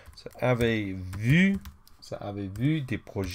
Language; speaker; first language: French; non-native, fluent; English